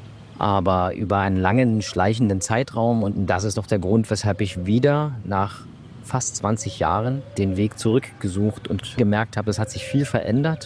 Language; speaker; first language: German; native; German